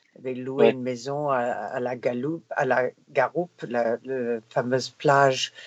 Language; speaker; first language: French; non-native, fluent; English